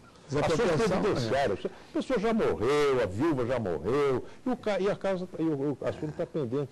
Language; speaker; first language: Portuguese; native; Portuguese